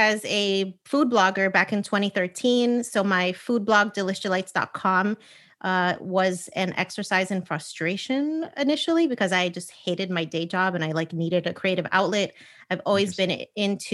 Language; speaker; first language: English; native; English